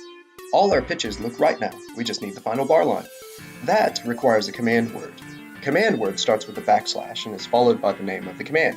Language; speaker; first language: English; native; English